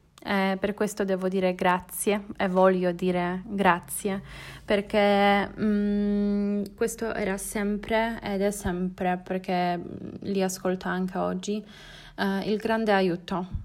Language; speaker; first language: Italian; non-native, learner; Polish